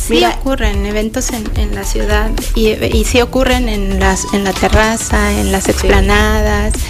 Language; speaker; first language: Spanish; native; Spanish